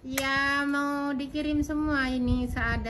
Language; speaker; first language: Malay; non-native, learner; Indonesian